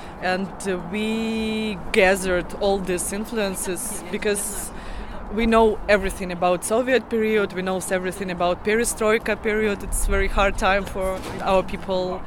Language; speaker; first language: English; non-native, learner; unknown